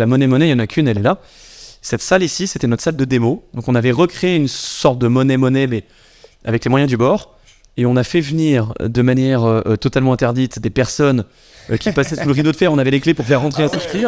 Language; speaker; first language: French; native; French